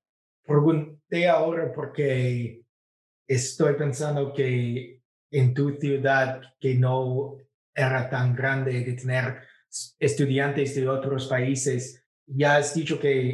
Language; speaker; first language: Spanish; non-native, fluent; English